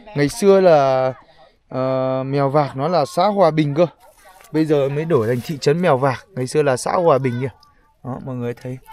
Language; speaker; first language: Vietnamese; non-native, local second language; Hmong